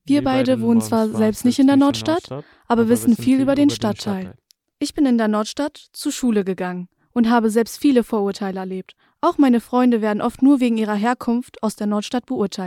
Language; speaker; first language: German; native; German